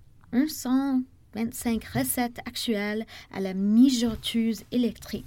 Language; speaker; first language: French; non-native, fluent; English